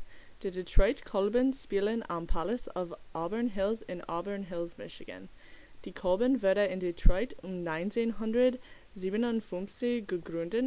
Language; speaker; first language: German; non-native, learner; English